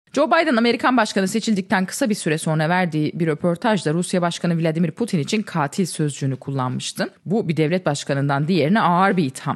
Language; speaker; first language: Turkish; native; Turkish